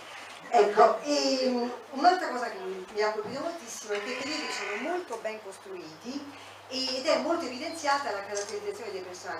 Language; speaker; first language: Italian; native; Italian